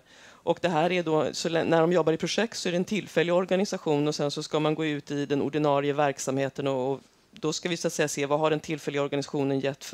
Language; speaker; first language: Swedish; native; Swedish